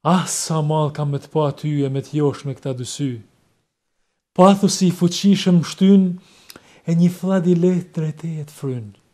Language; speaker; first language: Albanian; native; Albanian